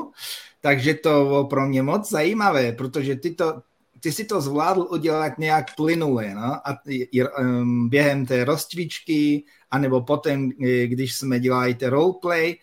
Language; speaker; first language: Czech; non-native, fluent; Polish